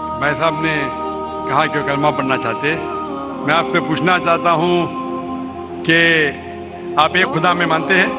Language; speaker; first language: Urdu; non-native, local second language; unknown